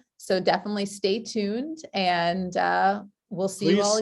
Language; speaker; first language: English; native; English